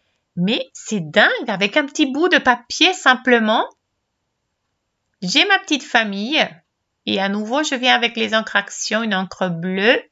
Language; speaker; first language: French; non-native, fluent; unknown